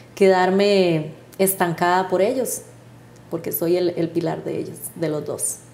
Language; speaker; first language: Spanish; native; Spanish